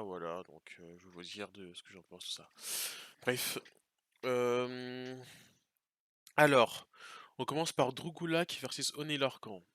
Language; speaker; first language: French; native; French